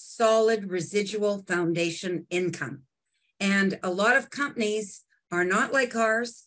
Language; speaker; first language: English; native; English